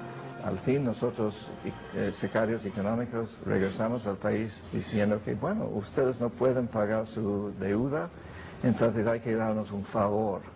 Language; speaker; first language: Spanish; non-native, fluent; English